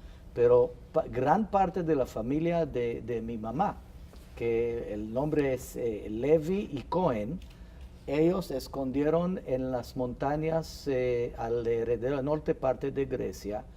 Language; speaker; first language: Spanish; non-native, fluent; Hebrew